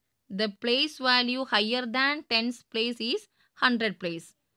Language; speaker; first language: English; non-native, local second language; Tamil